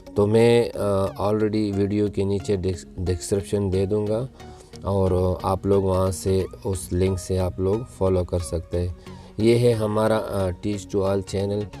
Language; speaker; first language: Urdu; non-native, local second language; Pashto